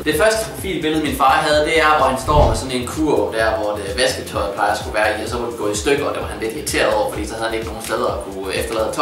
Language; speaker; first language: Danish; native; Danish